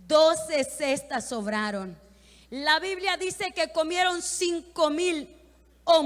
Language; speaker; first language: Spanish; native; Spanish